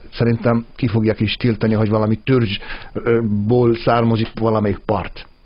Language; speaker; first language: Hungarian; non-native, fluent; Arabic